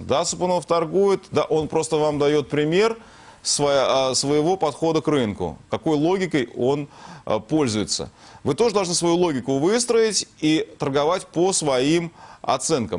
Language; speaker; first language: Russian; native; Russian